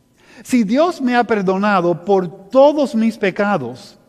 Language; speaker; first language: Spanish; early bilingual, heritage; Spanish